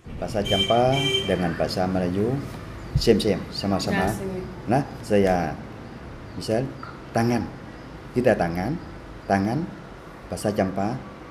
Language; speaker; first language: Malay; non-native, learner; Western Cham